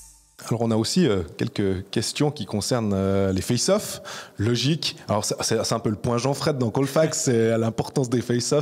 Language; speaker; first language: French; native; French